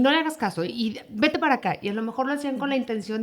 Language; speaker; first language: Spanish; native; Spanish